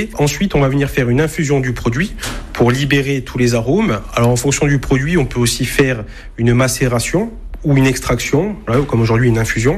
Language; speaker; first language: French; native; French